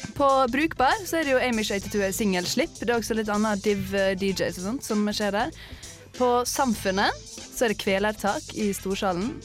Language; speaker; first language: Norwegian; native; Norwegian